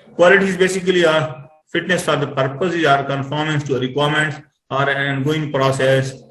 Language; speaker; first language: English; non-native, local second language; Urdu